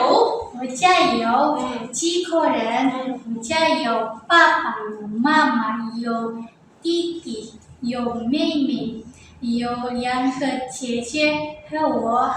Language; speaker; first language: Chinese; non-native, learner; Indonesian